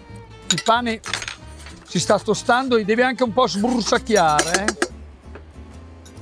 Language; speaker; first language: Italian; native; Italian